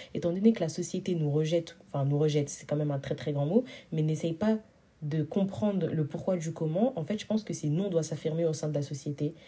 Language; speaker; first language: French; early bilingual, other home language; Wolof